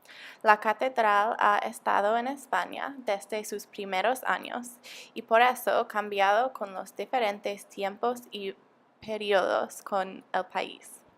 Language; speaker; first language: Spanish; non-native, learner; English